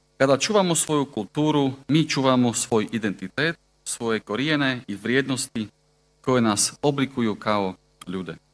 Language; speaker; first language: Bosnian; non-native, fluent; Slovak